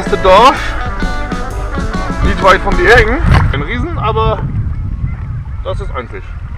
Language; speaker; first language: German; non-native, fluent; French